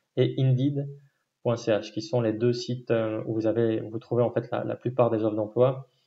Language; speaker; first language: French; native; French